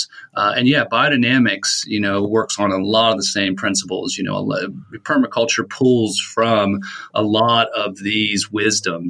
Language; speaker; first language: English; native; English